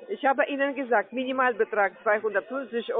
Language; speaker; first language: German; non-native, fluent; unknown